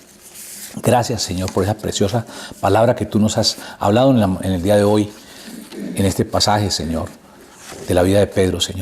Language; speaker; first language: Spanish; native; Spanish